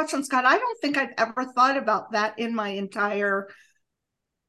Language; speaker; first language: English; native; English